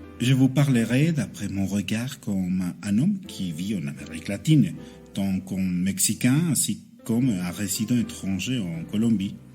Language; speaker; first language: French; non-native, fluent; Spanish